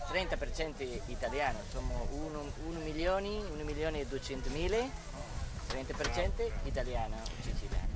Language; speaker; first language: Italian; early bilingual, heritage; Spanish